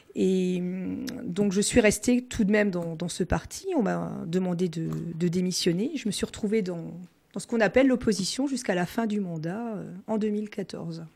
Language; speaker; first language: French; non-native, local second language; Swiss German